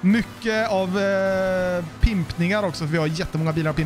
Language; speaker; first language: Swedish; native; Swedish